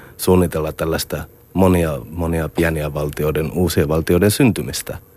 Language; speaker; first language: Finnish; non-native, fluent; Arabic